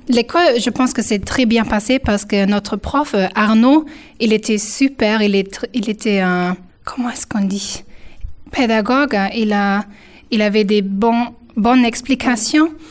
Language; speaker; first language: French; non-native, fluent; German